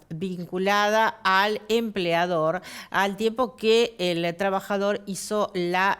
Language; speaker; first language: Spanish; native; Spanish